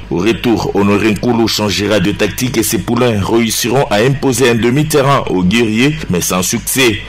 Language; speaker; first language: French; non-native, local second language; Swahili